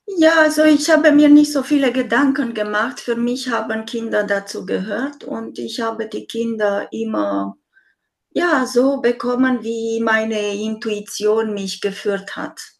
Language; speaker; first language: German; non-native, fluent; Romanian